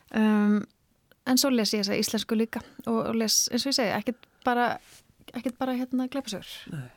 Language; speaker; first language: Icelandic; native; Icelandic